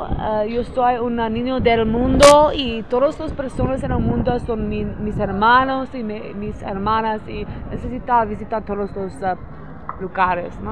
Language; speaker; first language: Spanish; non-native, learner; English